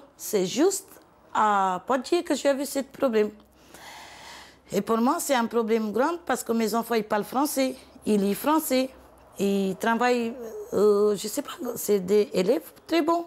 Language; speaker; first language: French; non-native, learner; Romanian